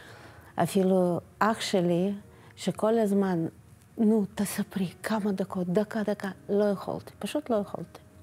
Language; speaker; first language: Hebrew; non-native, fluent; Russian